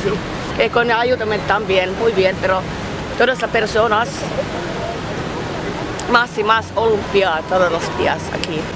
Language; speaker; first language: Spanish; non-native, learner; Finnish